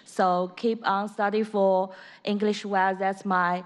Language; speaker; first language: English; non-native, learner; Chinese